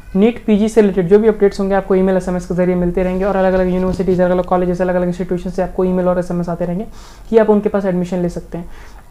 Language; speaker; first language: Hindi; native; Hindi